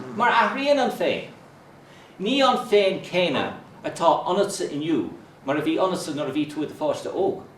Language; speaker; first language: Irish; non-native, local second language; English